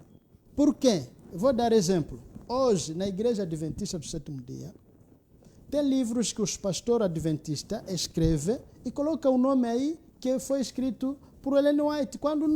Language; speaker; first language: Portuguese; non-native, local second language; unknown